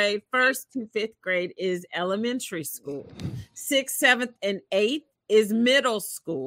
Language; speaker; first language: English; native; English